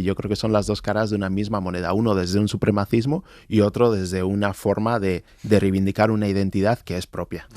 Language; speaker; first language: Spanish; early bilingual, other home language; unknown